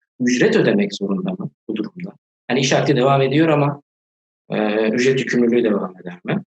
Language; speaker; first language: Turkish; native; Turkish